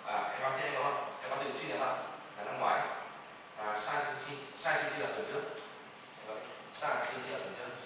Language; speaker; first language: Chinese; non-native, fluent; Vietnamese